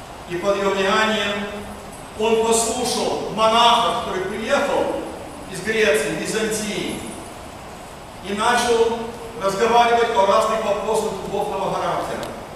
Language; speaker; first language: Russian; early bilingual, heritage; Russian